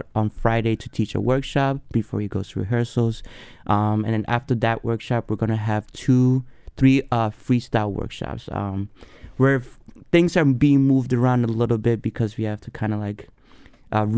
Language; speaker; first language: English; early bilingual, other home language; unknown